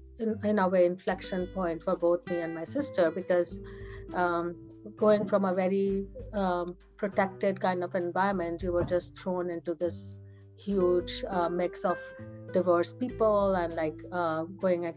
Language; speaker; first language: English; non-native, local second language; Hindi